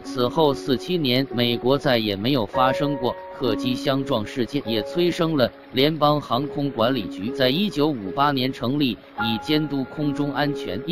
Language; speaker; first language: Chinese; native; Chinese